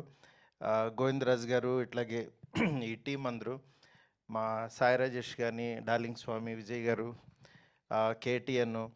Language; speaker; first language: Telugu; native; Telugu